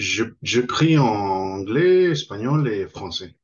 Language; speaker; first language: French; non-native, fluent; Spanish